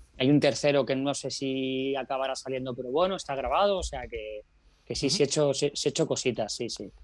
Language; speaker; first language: Spanish; native; Spanish